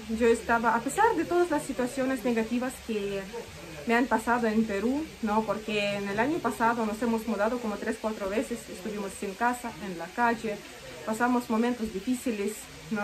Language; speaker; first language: Spanish; native; Spanish